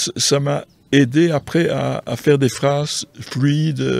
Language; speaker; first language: French; native; French